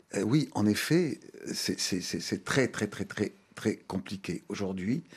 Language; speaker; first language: French; non-native, local second language; Arabic